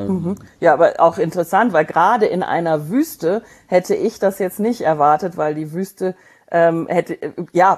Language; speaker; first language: German; native; German